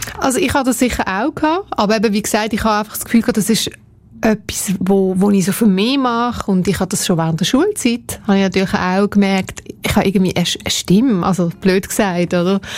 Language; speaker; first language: German; early bilingual, other home language; Spanish